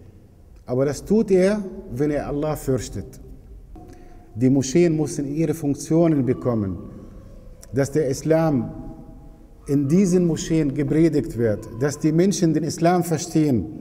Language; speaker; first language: German; non-native, fluent; Arabic